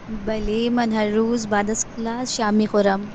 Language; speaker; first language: Persian; non-native, learner; Urdu